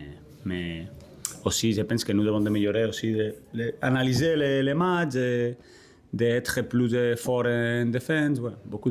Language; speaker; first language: French; non-native, learner; Spanish